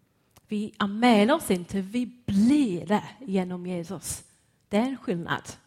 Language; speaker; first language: Swedish; non-native, fluent; English